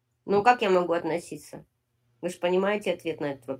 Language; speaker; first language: Russian; native; Russian